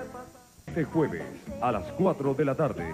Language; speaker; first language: Spanish; native; Spanish